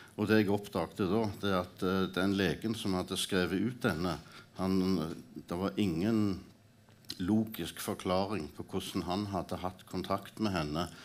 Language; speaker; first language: Norwegian; native; Norwegian